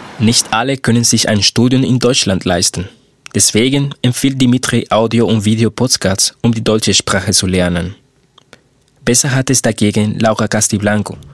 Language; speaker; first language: German; non-native, fluent; Spanish